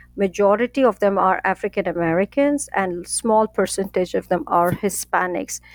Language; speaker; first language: English; non-native, local second language; Tamil